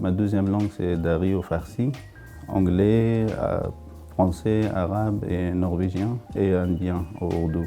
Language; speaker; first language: French; non-native, fluent; Pashto